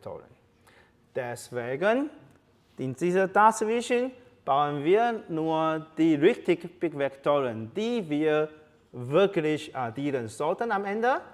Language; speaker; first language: German; non-native, learner; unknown